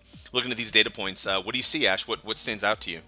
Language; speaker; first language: English; native; English